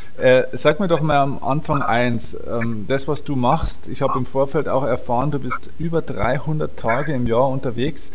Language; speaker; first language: German; native; German